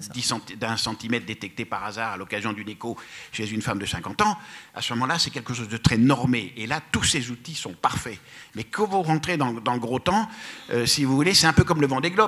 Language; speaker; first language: French; native; French